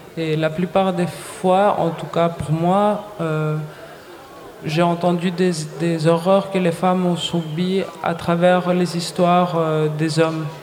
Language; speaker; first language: French; non-native, fluent; Greek